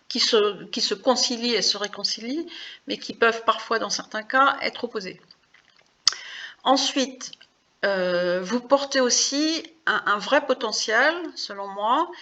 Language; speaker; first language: French; native; French